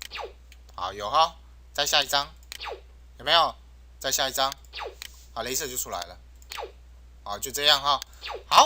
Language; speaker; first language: Chinese; native; Chinese